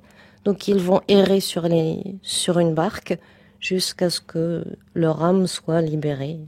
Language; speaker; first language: French; native; French